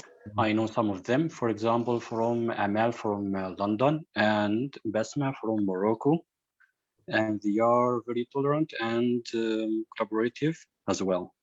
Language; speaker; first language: English; non-native, fluent; Arabic